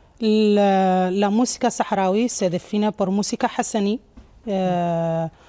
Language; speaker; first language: Spanish; non-native, local second language; Arabic